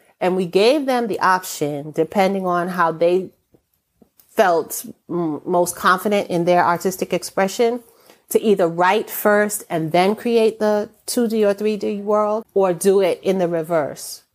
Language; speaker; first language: English; native; English